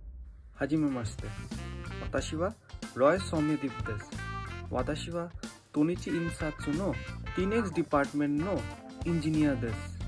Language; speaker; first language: Japanese; non-native, learner; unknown